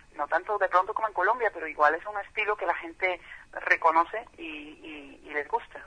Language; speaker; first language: Spanish; non-native, fluent; Dutch